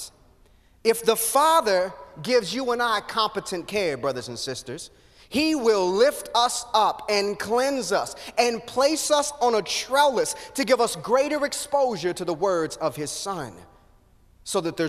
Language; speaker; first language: English; native; English